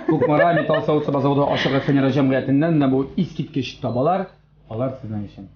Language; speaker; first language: Tatar; native; Tatar